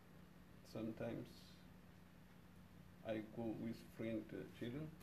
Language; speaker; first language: English; non-native, learner; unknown